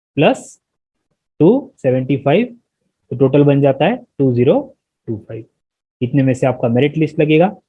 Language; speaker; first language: Hindi; non-native, local second language; Marathi